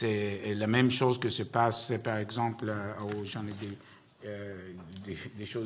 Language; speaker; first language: French; non-native, learner; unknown